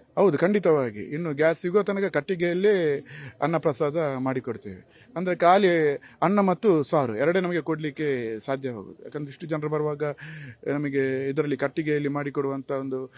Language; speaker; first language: Kannada; native; Kannada